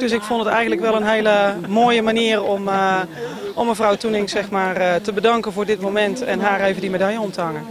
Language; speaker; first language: Dutch; native; Dutch